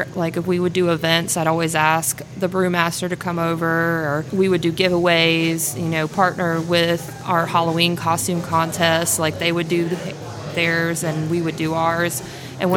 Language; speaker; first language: English; native; English